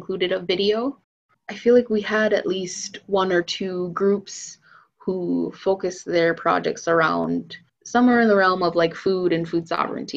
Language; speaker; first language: English; native; English